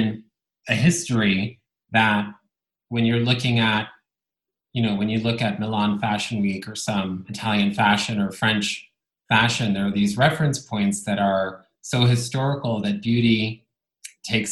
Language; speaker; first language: English; non-native, fluent; Italian